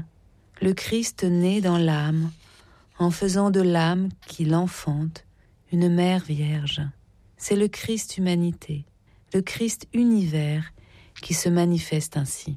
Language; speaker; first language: French; native; French